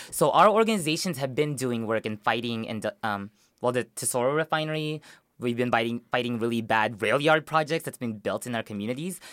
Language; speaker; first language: English; early bilingual, other home language; Filipino